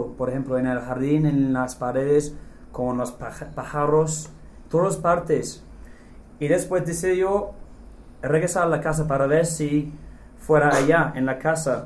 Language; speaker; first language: Spanish; non-native, fluent; English